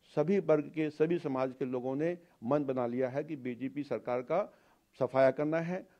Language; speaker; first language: Hindi; native; Hindi